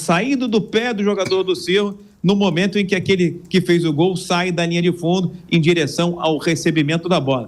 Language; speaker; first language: Portuguese; native; Portuguese